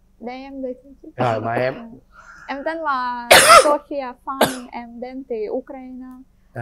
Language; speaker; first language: Vietnamese; non-native, fluent; Ukrainian